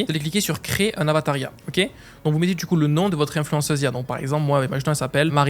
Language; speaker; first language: French; native; French